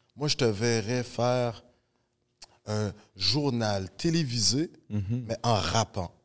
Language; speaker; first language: French; native; French